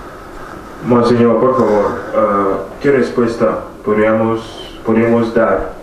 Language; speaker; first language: Spanish; non-native, fluent; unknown